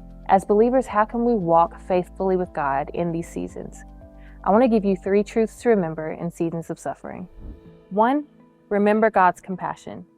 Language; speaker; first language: English; native; English